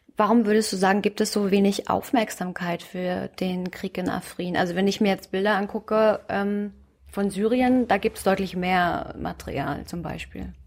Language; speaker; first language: German; native; German